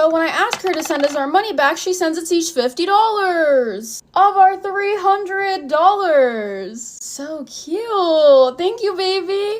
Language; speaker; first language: English; native; English